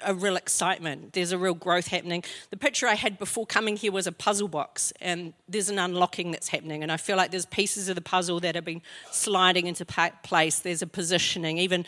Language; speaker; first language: English; native; English